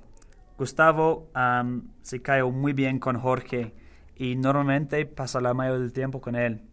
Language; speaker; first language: Spanish; non-native, learner; English